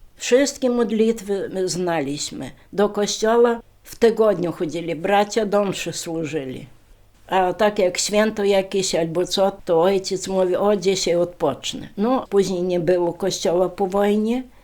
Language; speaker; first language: Polish; native; Polish